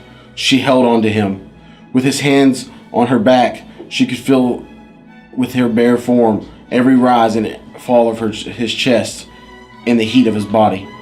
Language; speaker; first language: English; native; English